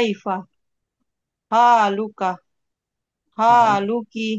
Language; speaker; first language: Arabic; non-native, learner; Indonesian